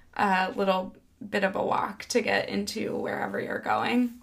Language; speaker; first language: English; native; English